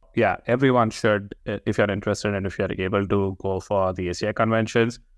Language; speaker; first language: English; non-native, local second language; Telugu